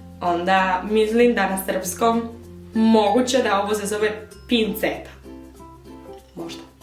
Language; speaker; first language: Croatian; early bilingual, heritage; Spanish